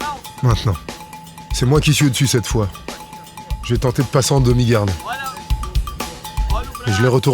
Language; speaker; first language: French; native; French